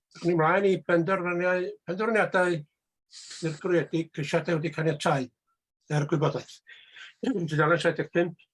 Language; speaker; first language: Welsh; native; Welsh